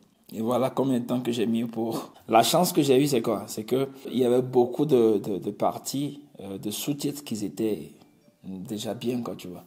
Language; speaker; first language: French; non-native, local second language; Ewe